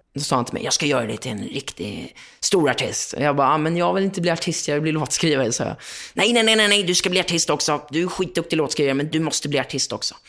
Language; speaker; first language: Swedish; native; Swedish